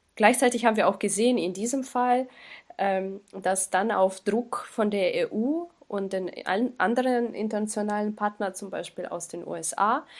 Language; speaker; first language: German; non-native, fluent; Ukrainian